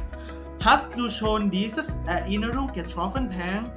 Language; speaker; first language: German; non-native, learner; Thai